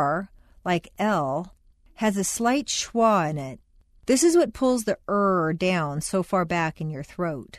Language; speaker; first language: English; native; English